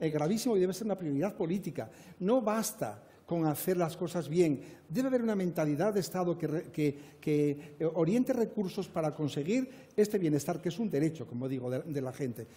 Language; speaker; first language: Spanish; native; Spanish